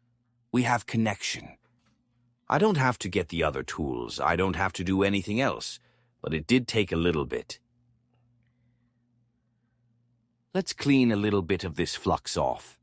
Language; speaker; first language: English; native; English